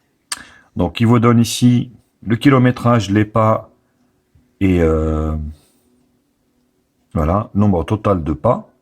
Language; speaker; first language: French; native; French